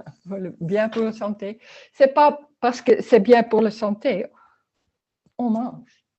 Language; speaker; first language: French; non-native, learner; Dutch